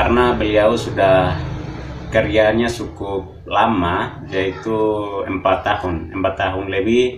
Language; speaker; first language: Indonesian; non-native, local second language; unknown